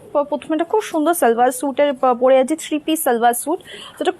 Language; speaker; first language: Hindi; non-native, local second language; Bangla